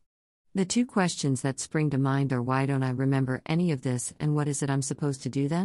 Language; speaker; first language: English; native; English